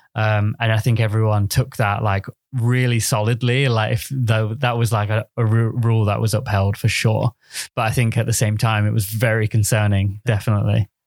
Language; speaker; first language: English; native; English